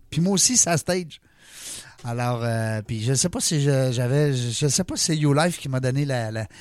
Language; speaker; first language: French; native; French